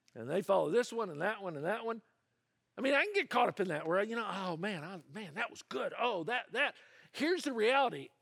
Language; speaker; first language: English; native; English